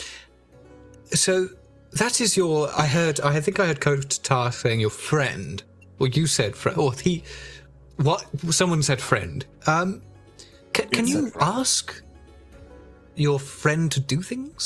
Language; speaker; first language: English; native; English